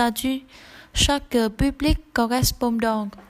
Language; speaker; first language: French; non-native, learner; Vietnamese